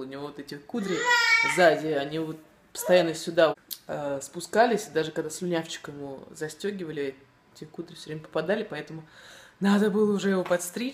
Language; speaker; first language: Russian; native; Russian